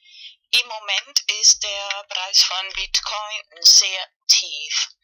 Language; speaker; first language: German; non-native, fluent; Spanish